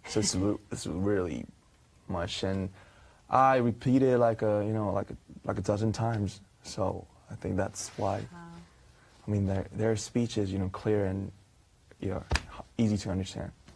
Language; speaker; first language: English; non-native, fluent; Korean